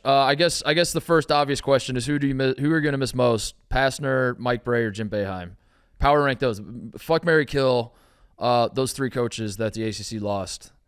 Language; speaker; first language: English; native; English